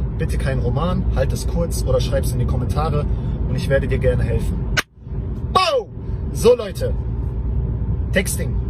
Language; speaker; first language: German; native; German